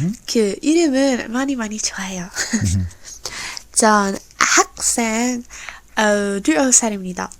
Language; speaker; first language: Korean; non-native, learner; Arabic